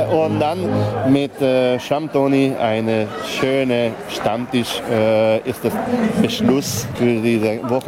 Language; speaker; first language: German; non-native, local second language; Hungarian